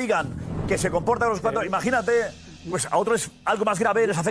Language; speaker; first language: Spanish; native; Spanish